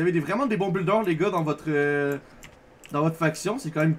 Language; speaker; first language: French; native; French